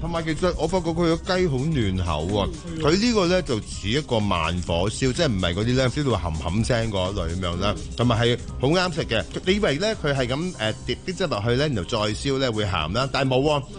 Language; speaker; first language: Cantonese; native; Cantonese